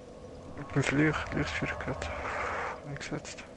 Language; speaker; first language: German; native; German